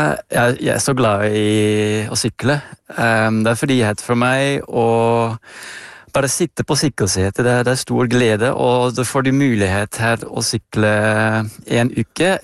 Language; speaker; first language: Norwegian; non-native, fluent; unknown